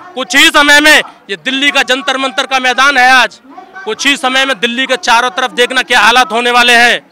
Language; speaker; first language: Hindi; native; Hindi